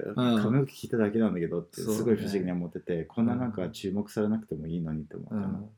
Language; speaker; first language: Japanese; non-native, fluent; English